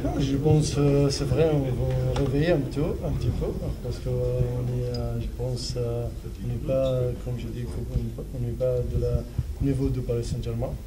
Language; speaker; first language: French; non-native, learner; Arabic